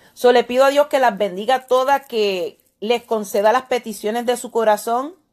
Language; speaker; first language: Spanish; native; Spanish